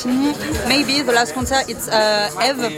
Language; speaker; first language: English; non-native, learner; French